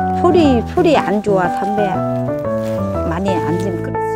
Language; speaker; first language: Korean; non-native, learner; Vietnamese